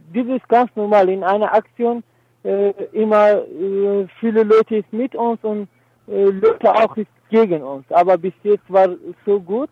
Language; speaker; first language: German; non-native, learner; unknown